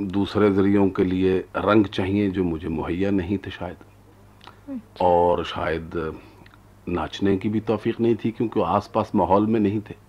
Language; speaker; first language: Urdu; non-native, local second language; Punjabi